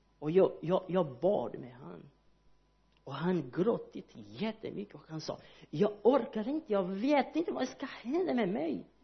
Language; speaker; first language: Swedish; non-native, learner; Portuguese